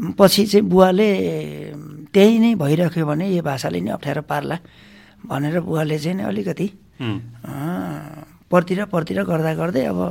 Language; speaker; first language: Nepali; non-native, local second language; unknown